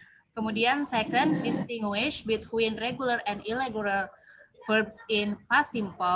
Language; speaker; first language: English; non-native, learner; Indonesian